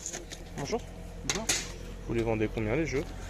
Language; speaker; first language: French; native; French